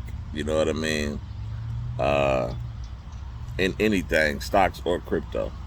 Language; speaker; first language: English; native; English